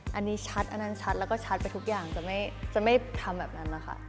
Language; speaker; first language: Thai; native; Thai